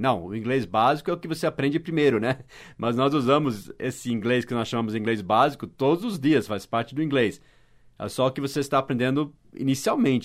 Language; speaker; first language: Portuguese; non-native, fluent; English